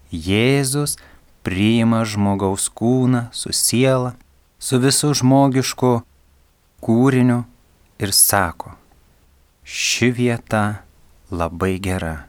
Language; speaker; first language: Lithuanian; native; Lithuanian